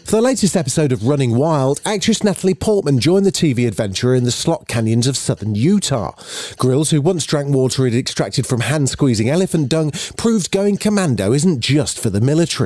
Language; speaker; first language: English; native; English